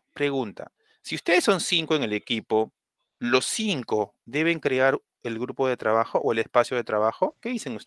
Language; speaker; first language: Spanish; native; Spanish